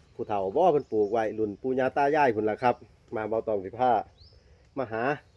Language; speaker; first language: Thai; native; Thai